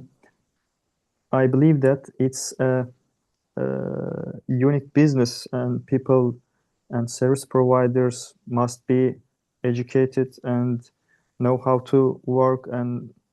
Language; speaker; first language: English; non-native, learner; Turkish